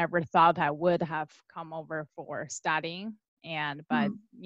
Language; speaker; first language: English; non-native, fluent; Chinese